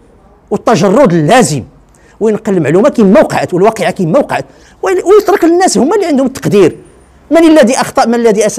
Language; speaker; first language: Arabic; native; Arabic